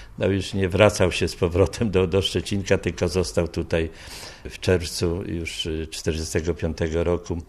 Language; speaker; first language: Polish; native; Polish